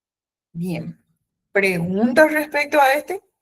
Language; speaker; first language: Spanish; native; Spanish